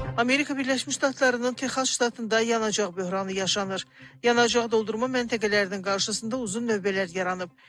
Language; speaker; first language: Azerbaijani; native; Azerbaijani